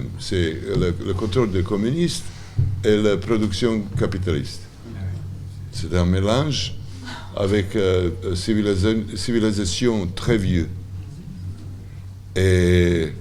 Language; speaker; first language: French; non-native, learner; Serbian